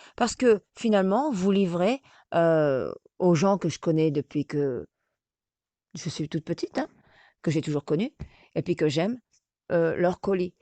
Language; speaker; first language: French; native; French